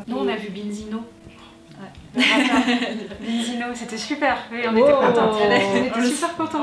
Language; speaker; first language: French; native; French